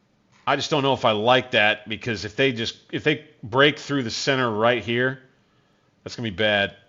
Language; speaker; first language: English; native; English